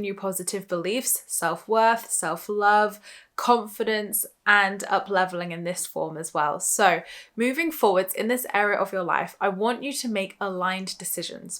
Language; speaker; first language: English; native; English